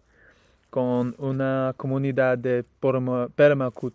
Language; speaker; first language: Spanish; non-native, learner; English